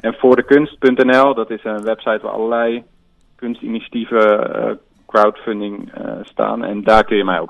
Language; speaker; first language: Dutch; native; Dutch